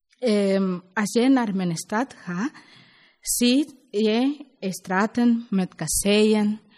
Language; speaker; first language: Dutch; non-native, learner; Spanish